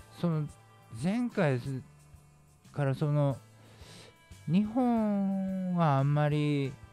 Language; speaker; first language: Japanese; native; Japanese